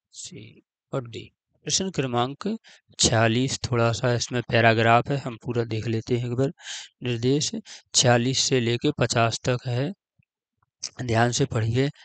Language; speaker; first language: Hindi; native; Hindi